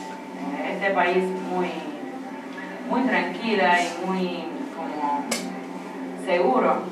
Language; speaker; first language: Spanish; non-native, learner; Arabic